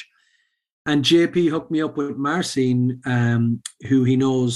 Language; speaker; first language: English; native; English